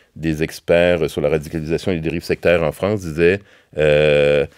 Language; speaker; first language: French; native; French